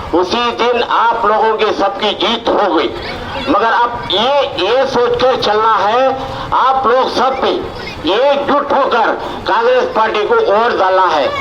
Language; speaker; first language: Hindi; non-native, local second language; Urdu